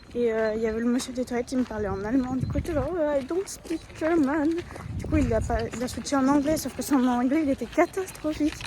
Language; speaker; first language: French; native; French